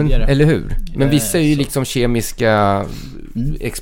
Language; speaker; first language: Swedish; native; Swedish